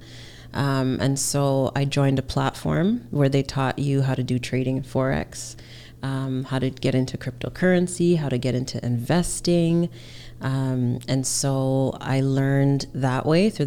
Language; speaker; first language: English; native; English